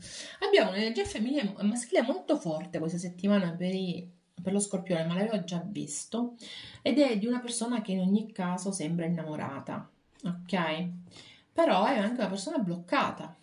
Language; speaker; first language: Italian; native; Italian